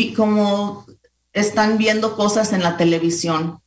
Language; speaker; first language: Spanish; early bilingual, heritage; Spanish